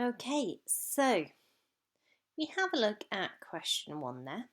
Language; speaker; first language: English; native; English